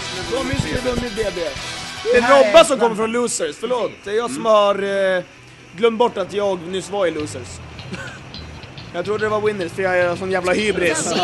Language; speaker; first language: Swedish; native; Swedish